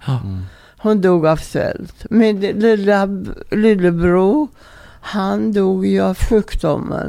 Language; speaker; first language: Swedish; non-native, fluent; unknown